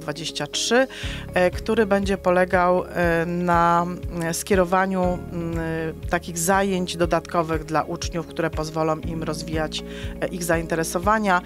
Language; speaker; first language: Polish; native; Polish